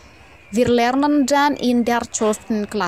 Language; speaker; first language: German; non-native, fluent; Indonesian